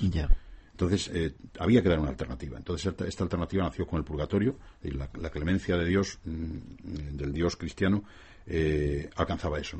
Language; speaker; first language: Spanish; native; Spanish